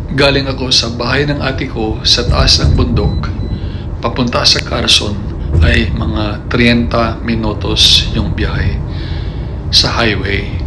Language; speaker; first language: Filipino; non-native, local second language; Cebuano